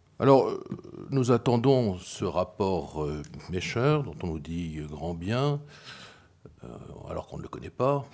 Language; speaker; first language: French; native; French